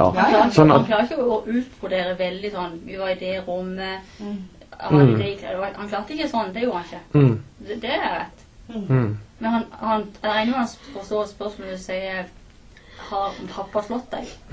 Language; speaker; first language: Norwegian; native; Norwegian